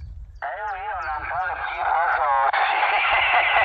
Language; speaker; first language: French; early bilingual, heritage; Italian